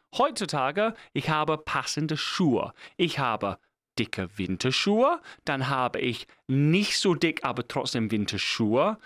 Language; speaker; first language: German; non-native, fluent; English